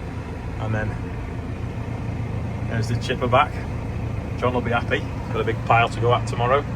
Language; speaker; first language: English; native; English